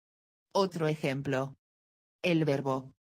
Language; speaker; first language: Spanish; non-native, fluent; Dutch